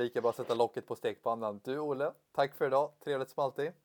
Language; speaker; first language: Swedish; native; Swedish